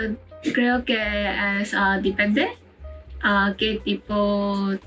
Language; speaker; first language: Spanish; non-native, learner; Malay